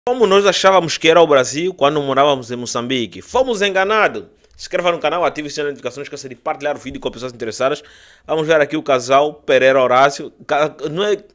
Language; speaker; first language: Portuguese; native; Portuguese